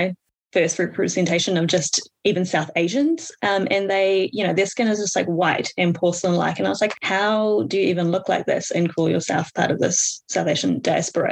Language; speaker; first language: English; native; English